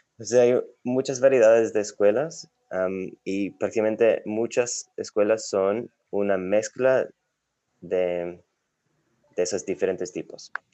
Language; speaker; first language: Spanish; non-native, fluent; English